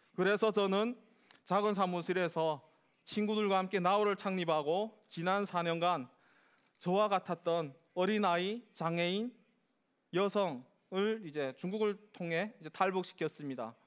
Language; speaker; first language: Korean; native; Korean